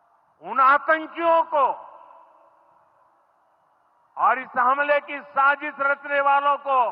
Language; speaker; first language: Hindi; non-native, local second language; Gujarati